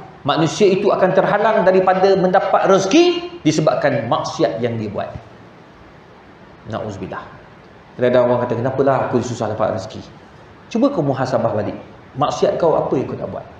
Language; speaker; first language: Malay; native; Malay